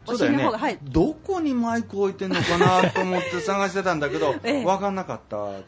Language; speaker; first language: Japanese; native; Japanese